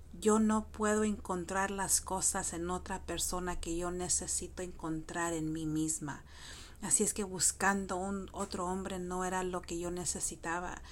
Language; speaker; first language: Spanish; early bilingual, heritage; Spanish